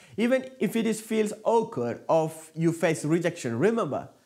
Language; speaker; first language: English; non-native, local second language; Malayalam